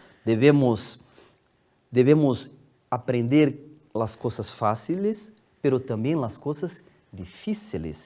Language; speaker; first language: Spanish; non-native, fluent; Portuguese